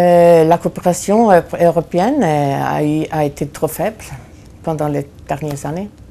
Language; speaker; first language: French; non-native, fluent; Swedish